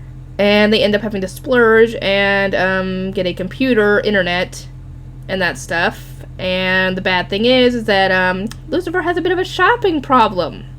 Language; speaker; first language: English; native; English